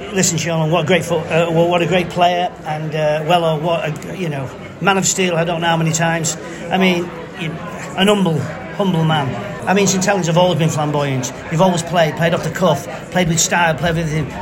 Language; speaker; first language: English; native; English